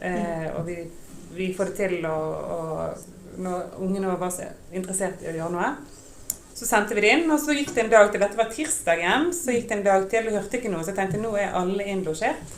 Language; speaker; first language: Norwegian; non-native, fluent; Ukrainian